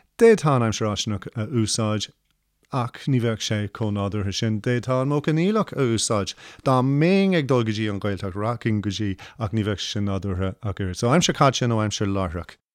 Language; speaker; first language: Irish; non-native, local second language; English